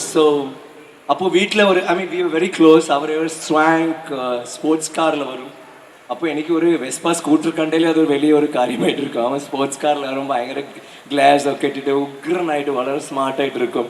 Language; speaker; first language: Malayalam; non-native, learner; Tamil